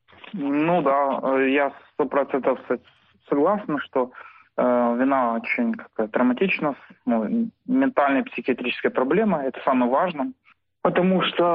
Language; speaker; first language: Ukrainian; non-native, local second language; Russian